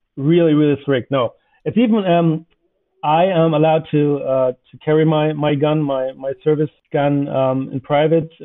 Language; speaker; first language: English; non-native, fluent; German